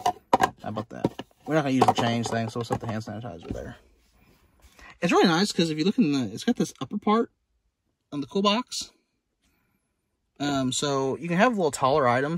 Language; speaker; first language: English; native; English